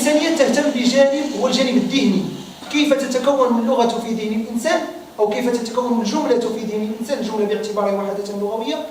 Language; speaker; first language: Arabic; native; Arabic